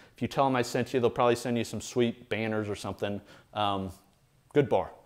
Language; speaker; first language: English; native; English